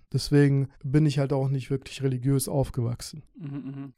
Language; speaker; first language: German; early bilingual, other home language; Russian